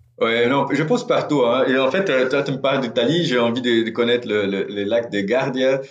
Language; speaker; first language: French; non-native, fluent; Portuguese